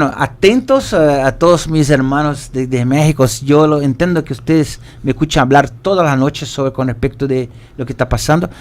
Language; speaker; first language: Spanish; non-native, fluent; Portuguese